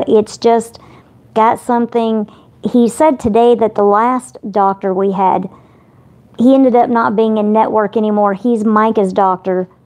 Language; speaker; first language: English; native; English